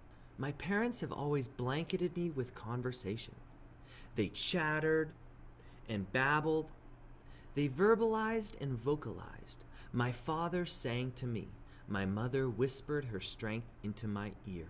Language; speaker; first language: English; native; English